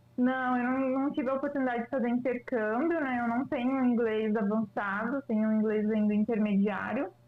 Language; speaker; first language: Portuguese; native; Portuguese